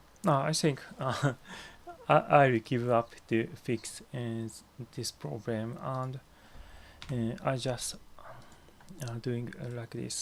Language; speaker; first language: English; non-native, learner; Japanese